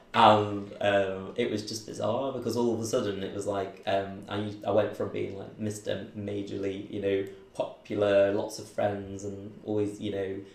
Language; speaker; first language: English; native; English